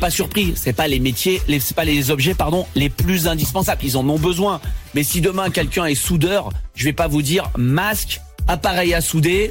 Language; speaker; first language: French; native; French